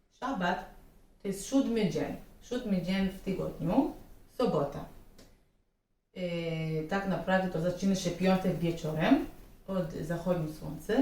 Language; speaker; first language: Polish; non-native, learner; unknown